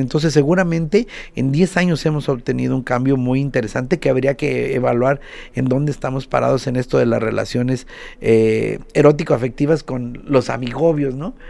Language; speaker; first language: Spanish; native; Spanish